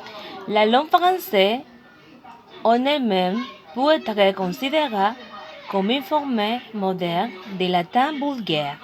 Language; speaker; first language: French; non-native, learner; Spanish